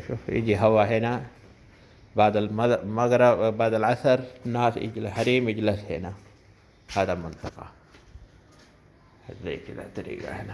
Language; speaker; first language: Arabic; non-native, learner; Urdu